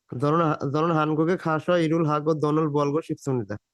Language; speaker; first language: Korean; non-native, learner; Bangla